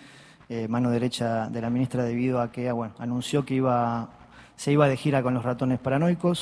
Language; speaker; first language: Spanish; native; Spanish